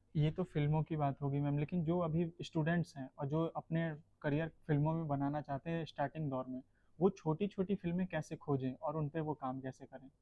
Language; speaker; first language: Hindi; native; Hindi